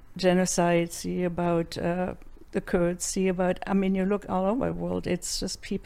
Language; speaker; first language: English; non-native, fluent; German